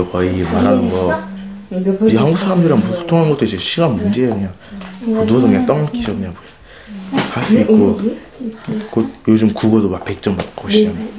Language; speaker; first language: Korean; early bilingual, other home language; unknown